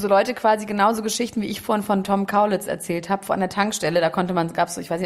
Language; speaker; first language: German; native; German